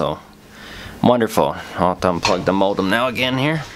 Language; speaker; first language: English; native; English